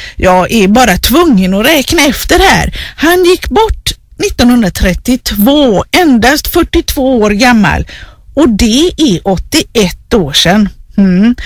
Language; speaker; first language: Swedish; native; Swedish